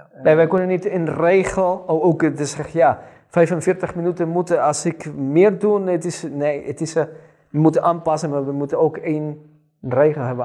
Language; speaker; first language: Dutch; non-native, fluent; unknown